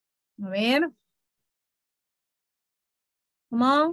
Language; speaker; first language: English; non-native, learner; Spanish